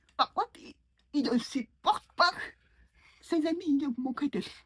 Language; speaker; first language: French; non-native, learner; Mongolian